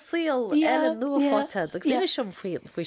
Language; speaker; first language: Irish; native; Irish